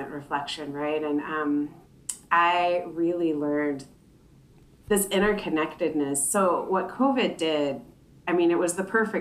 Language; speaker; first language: English; native; English